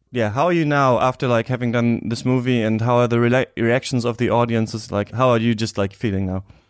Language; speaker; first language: English; non-native, fluent; German